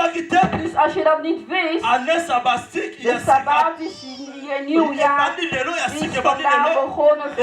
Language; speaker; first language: Dutch; non-native, fluent; Lingala